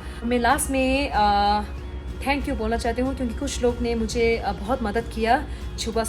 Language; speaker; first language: Hindi; non-native, local second language; Tibetan